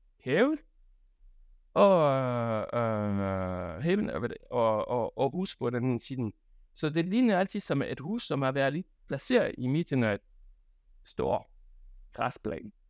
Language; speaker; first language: Danish; non-native, fluent; French